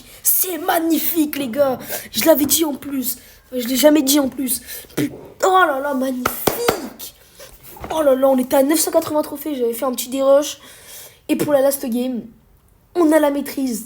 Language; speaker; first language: French; native; French